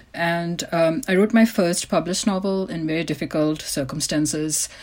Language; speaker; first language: English; non-native, local second language; Malayalam